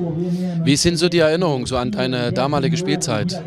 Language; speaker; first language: German; native; German